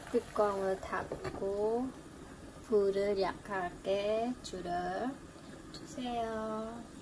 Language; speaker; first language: Korean; non-native, fluent; Khmer